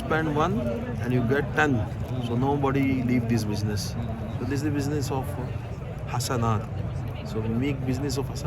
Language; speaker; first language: English; non-native, learner; Urdu